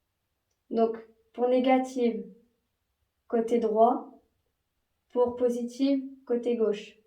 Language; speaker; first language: French; native; French